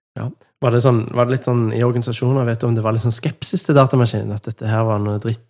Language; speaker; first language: Norwegian; native; Norwegian